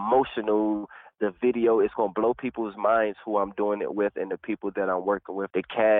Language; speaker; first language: English; native; English